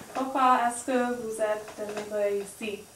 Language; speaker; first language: French; non-native, learner; English